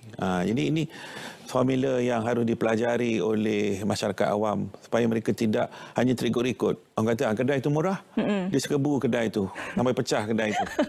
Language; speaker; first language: Malay; native; Malay